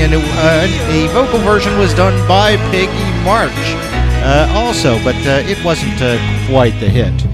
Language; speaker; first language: English; native; English